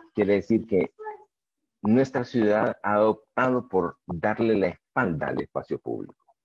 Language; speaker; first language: Spanish; native; Spanish